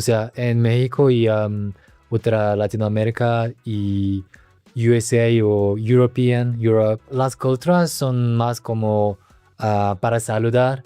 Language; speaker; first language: Spanish; non-native, learner; Korean